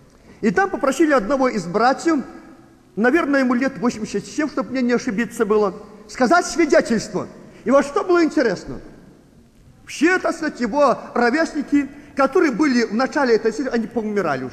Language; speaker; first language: Russian; native; Russian